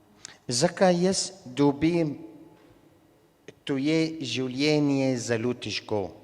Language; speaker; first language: Slovenian; non-native, learner; Arabic